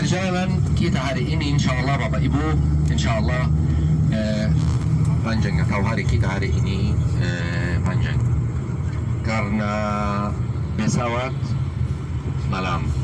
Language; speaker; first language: Indonesian; non-native, learner; Arabic